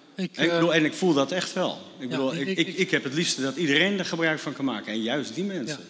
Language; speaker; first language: Dutch; native; Dutch